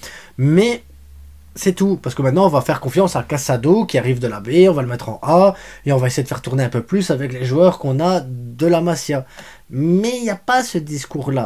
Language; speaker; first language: French; native; French